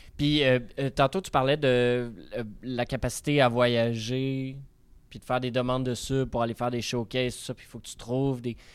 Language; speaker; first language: French; native; French